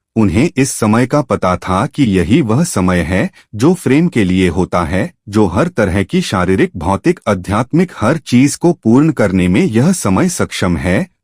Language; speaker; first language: Hindi; native; Hindi